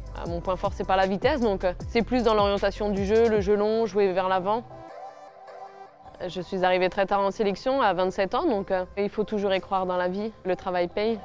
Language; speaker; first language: French; native; French